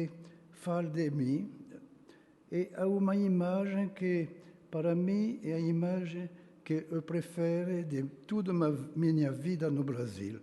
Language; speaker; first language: Portuguese; non-native, fluent; French